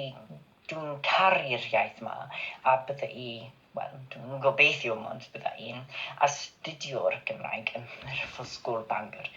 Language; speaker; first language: Welsh; non-native, learner; English